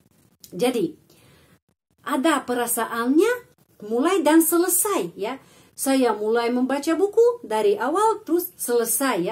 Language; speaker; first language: Indonesian; non-native, fluent; Russian